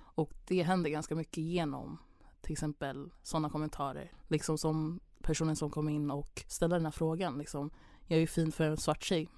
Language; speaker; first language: Swedish; early bilingual, other home language; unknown